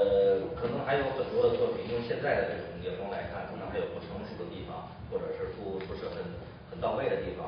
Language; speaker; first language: Chinese; native; Chinese